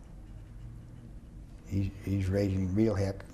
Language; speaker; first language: English; native; English